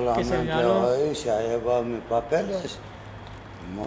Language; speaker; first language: Spanish; non-native, learner; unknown